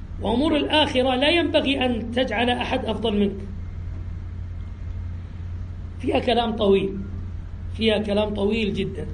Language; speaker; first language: Arabic; native; Arabic